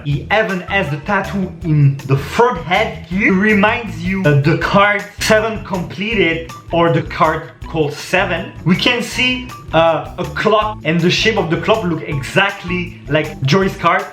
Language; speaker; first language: English; non-native, fluent; French